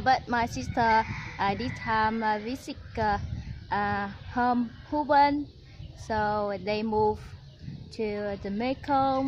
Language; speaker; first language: English; non-native, learner; Vietnamese